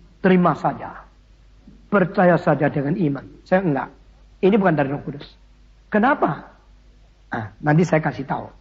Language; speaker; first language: Indonesian; early bilingual, other home language; Min Nan Chinese